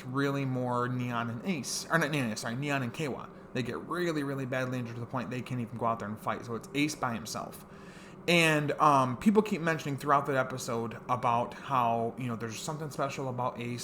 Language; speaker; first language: English; native; English